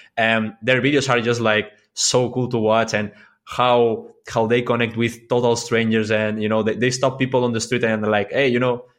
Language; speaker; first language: English; non-native, fluent; Spanish